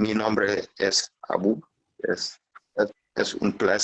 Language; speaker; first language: Spanish; non-native, learner; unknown